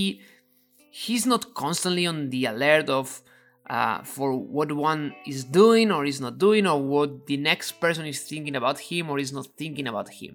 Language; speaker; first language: English; non-native, fluent; Spanish